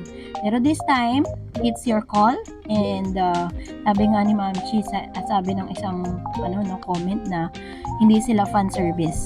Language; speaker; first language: Filipino; native; Filipino